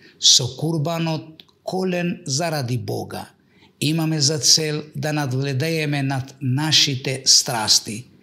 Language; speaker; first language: Macedonian; non-native, local second language; Albanian